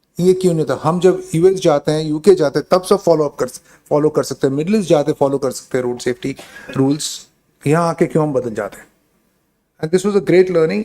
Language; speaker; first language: Hindi; non-native, local second language; Bangla